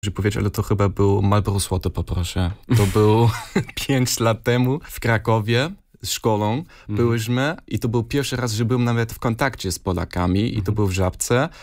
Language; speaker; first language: Polish; non-native, learner; German